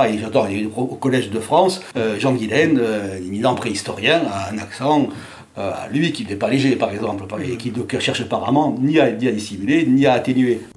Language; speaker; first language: French; native; French